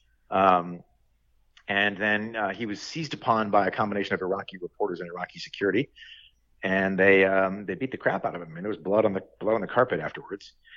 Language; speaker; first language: English; early bilingual, other home language; French